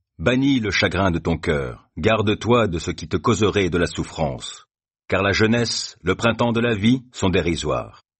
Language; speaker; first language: French; native; French